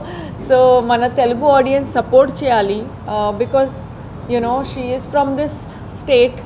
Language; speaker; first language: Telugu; non-native, fluent; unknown